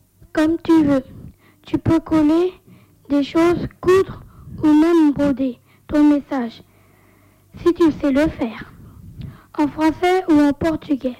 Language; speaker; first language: French; native; French